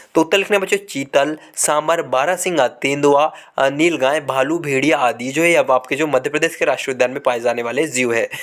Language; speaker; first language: Hindi; native; Hindi